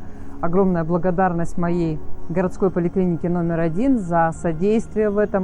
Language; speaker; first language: Russian; native; Russian